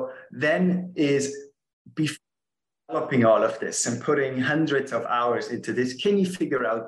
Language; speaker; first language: English; non-native, fluent; German